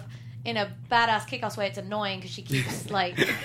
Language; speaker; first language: English; native; English